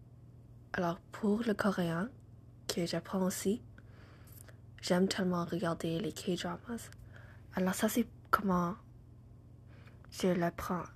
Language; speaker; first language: French; non-native, learner; English